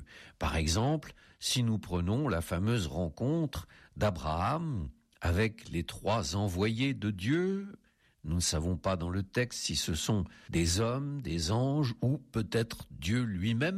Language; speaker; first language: French; native; French